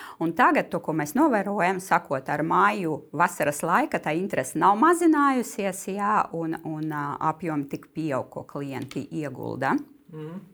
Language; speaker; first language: Latvian; non-native, local second language; Russian